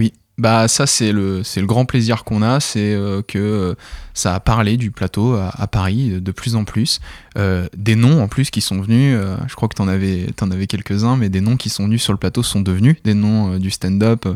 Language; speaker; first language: French; native; French